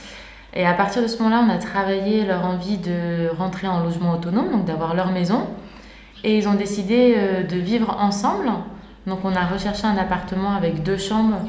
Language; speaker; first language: French; native; French